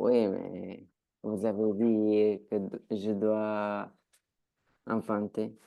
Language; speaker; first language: French; non-native, learner; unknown